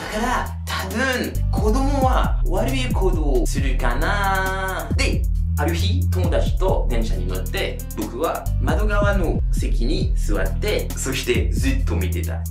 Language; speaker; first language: Japanese; non-native, fluent; French